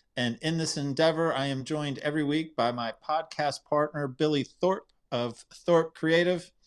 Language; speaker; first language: English; native; English